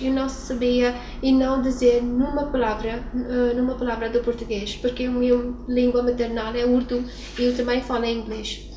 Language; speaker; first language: Portuguese; non-native, learner; Urdu